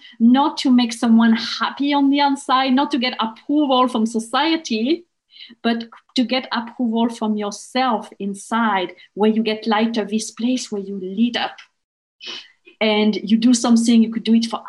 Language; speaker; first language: English; non-native, fluent; French